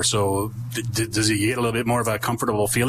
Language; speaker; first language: English; native; English